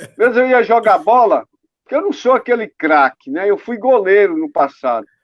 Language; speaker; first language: Portuguese; native; Portuguese